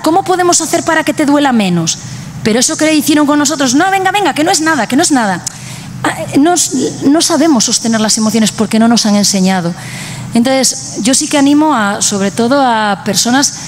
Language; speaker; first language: Spanish; native; Spanish